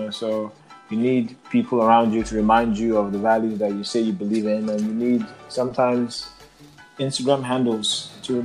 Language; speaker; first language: English; non-native, local second language; Yoruba